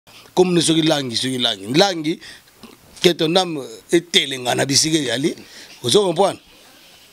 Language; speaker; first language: French; non-native, local second language; Lingala